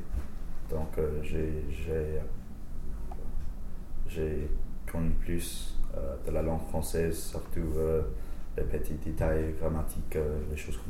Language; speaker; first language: French; non-native, fluent; English